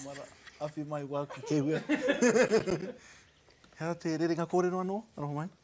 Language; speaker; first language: Māori; non-native, learner; English